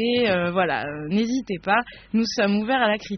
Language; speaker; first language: French; native; French